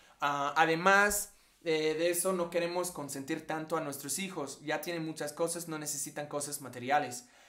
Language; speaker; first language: Spanish; non-native, fluent; English